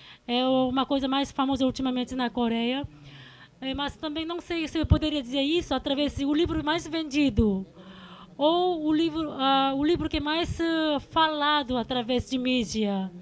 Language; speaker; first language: Portuguese; non-native, fluent; Korean